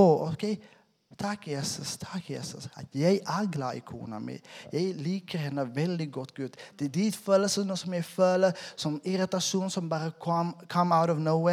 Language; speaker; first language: Norwegian; non-native, fluent; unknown